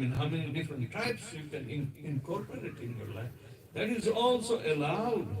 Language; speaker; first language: English; non-native, local second language; Hindi